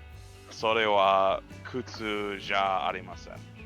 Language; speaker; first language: Japanese; non-native, learner; English